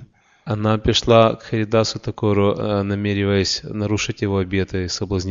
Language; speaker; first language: Russian; native; Russian